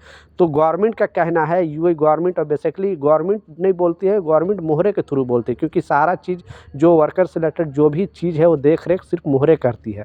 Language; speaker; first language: Hindi; native; Hindi